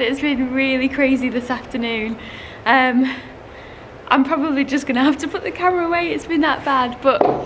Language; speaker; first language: English; native; English